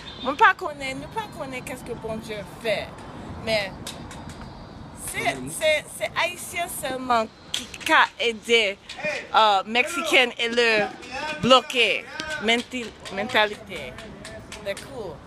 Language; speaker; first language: French; non-native, learner; English